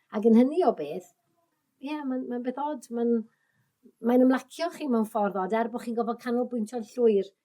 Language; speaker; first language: Welsh; native; Welsh